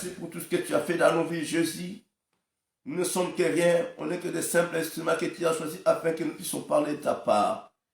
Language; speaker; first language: French; non-native, local second language; Lingala